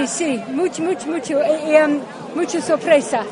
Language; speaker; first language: Spanish; non-native, learner; English